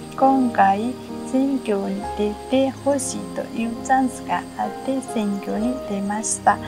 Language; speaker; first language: Japanese; non-native, learner; Nepali